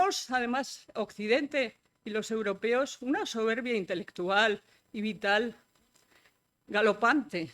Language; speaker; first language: Spanish; native; Spanish